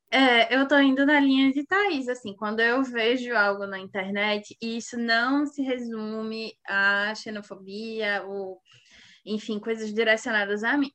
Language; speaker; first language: Portuguese; native; Portuguese